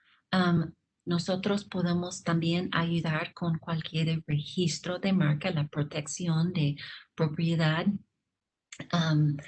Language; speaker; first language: Spanish; non-native, fluent; English